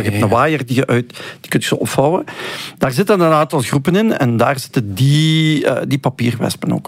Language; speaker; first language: Dutch; native; Dutch